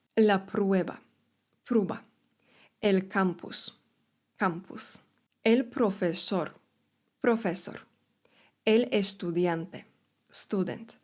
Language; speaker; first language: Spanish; non-native, fluent; Polish